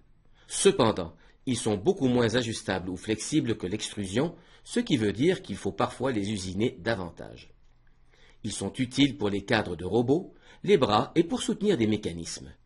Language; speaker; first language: French; native; French